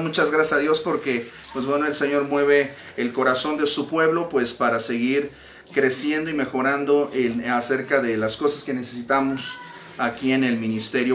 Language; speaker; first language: Spanish; native; Spanish